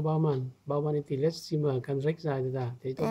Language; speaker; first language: German; non-native, learner; Vietnamese